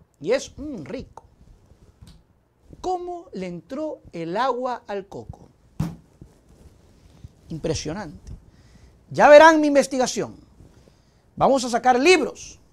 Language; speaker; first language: Spanish; native; Spanish